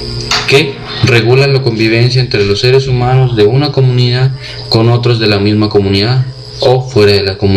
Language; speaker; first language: Spanish; native; Spanish